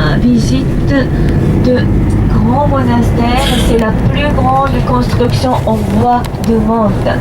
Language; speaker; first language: French; non-native, fluent; Japanese